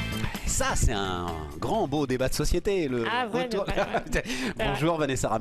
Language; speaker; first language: French; native; French